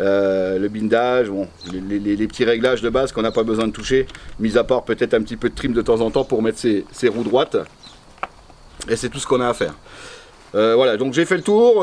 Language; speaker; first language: French; native; French